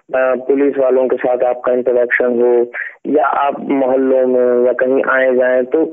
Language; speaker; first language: Hindi; native; Hindi